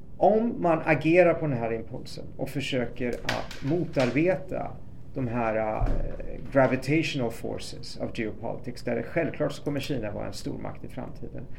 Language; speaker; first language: Swedish; early bilingual, other home language; Persian